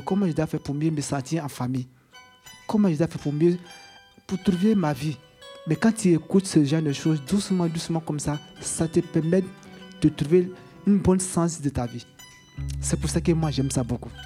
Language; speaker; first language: French; non-native, learner; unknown